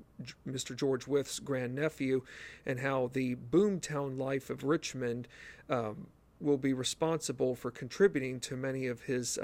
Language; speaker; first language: English; native; English